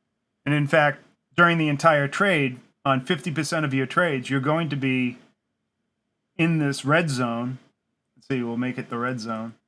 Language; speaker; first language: English; native; English